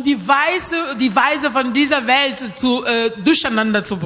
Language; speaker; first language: German; non-native, learner; French